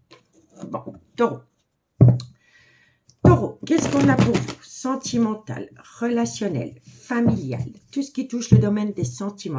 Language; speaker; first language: French; native; French